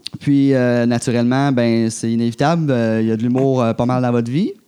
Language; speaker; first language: French; native; French